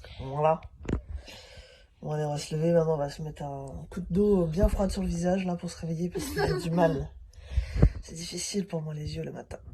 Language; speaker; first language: French; native; French